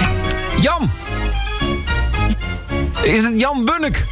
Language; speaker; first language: Dutch; native; Dutch